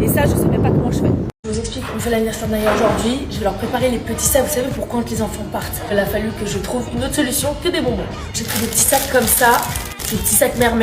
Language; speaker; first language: French; native; French